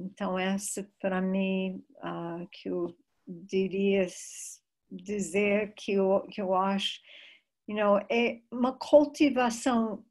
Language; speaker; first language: Portuguese; non-native, fluent; English